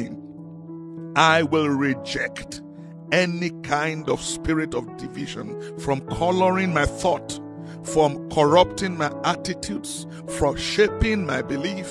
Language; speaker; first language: English; non-native, local second language; Yoruba